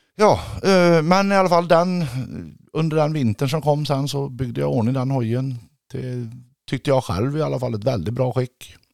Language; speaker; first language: Swedish; native; Swedish